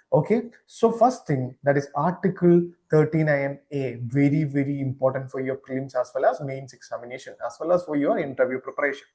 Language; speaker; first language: English; non-native, local second language; Malayalam